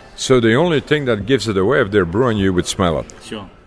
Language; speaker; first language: English; non-native, fluent; Dutch